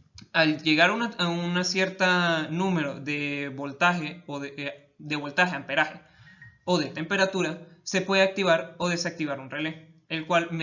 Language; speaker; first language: Spanish; native; Spanish